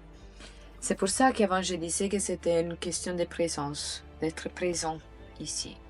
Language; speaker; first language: French; non-native, fluent; Italian